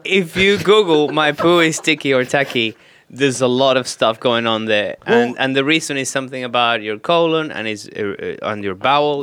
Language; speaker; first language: English; non-native, fluent; Spanish